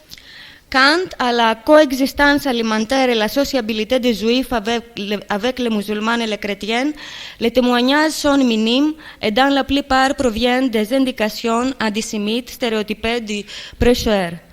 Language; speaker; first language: French; non-native, fluent; Greek